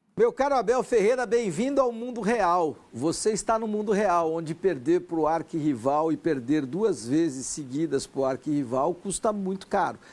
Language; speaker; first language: Portuguese; native; Portuguese